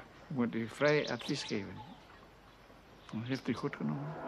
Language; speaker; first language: Dutch; non-native, local second language; Indonesian